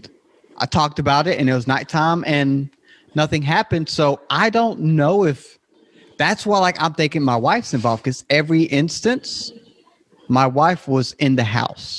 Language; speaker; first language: English; native; English